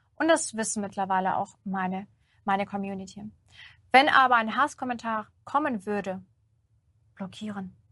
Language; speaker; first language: German; early bilingual, other home language; Russian